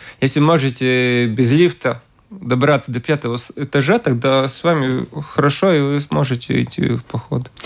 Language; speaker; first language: Russian; non-native, local second language; Latvian